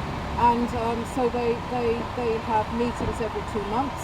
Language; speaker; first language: English; native; English